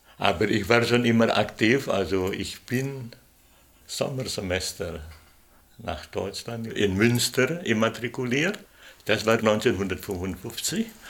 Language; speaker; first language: German; non-native, fluent; Indonesian